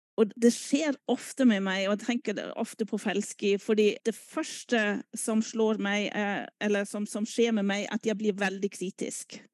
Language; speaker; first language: Norwegian; non-native, fluent; German